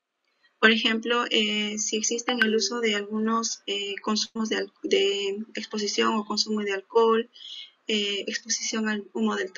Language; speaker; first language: Spanish; native; Spanish